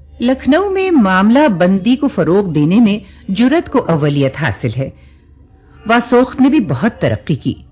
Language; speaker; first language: Urdu; native; Urdu